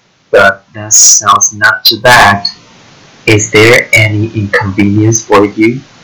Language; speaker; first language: English; non-native, fluent; Chinese